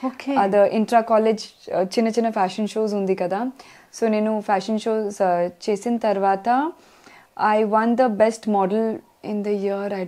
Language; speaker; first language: Telugu; non-native, learner; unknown